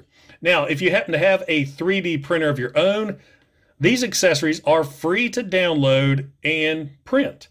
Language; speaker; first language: English; native; English